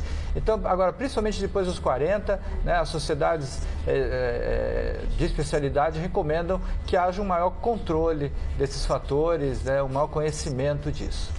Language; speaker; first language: Portuguese; native; Portuguese